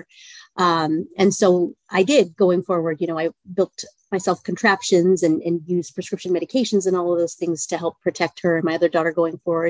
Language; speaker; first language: English; native; English